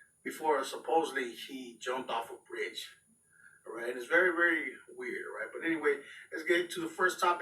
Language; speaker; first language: English; native; English